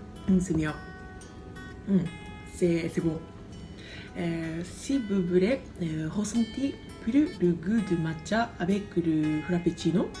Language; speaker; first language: French; non-native, fluent; Japanese